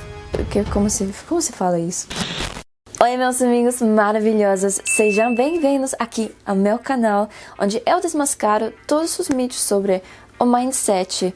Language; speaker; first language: Portuguese; non-native, fluent; Spanish